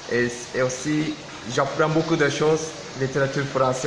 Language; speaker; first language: French; non-native, fluent; Turkish